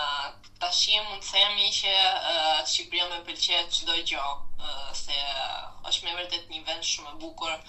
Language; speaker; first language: Albanian; non-native, fluent; Italian